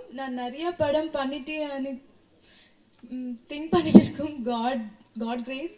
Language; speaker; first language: Tamil; non-native, learner; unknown